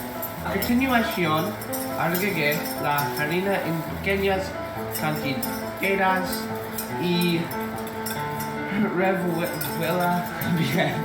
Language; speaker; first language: Spanish; non-native, learner; English